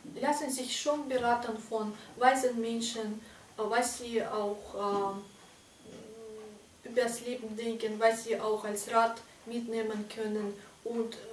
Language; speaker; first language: German; non-native, fluent; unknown